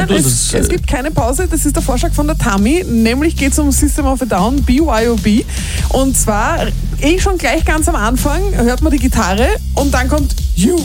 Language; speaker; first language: German; native; German